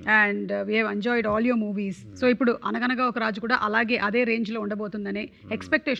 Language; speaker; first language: Telugu; native; Telugu